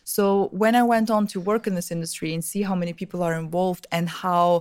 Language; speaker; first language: English; early bilingual, other home language; Russian